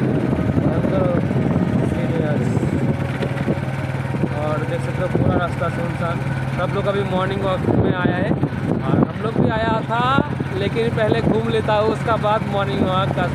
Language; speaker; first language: Hindi; non-native, local second language; Bangla